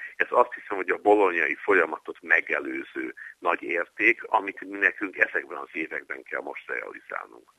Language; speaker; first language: Hungarian; native; Hungarian